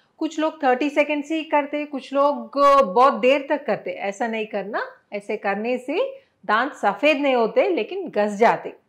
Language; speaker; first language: Hindi; non-native, local second language; Telugu